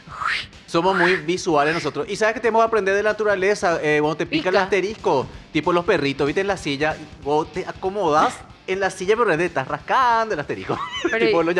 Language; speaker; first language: Spanish; native; Spanish